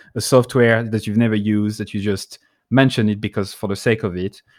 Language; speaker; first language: English; non-native, fluent; French